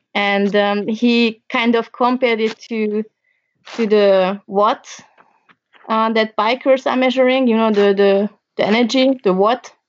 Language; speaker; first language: English; early bilingual, other home language; Hungarian